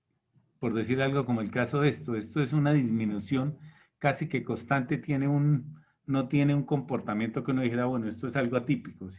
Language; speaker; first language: Spanish; native; Spanish